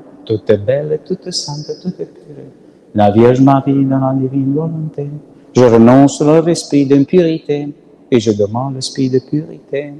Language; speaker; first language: French; non-native, learner; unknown